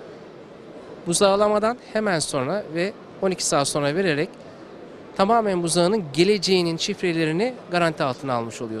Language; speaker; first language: Turkish; native; Turkish